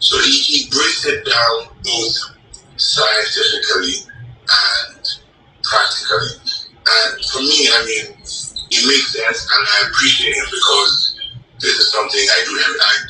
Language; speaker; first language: English; non-native, local second language; Igbo